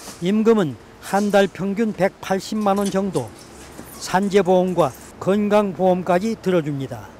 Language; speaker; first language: Korean; native; Korean